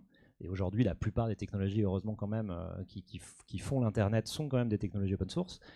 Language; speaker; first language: French; native; French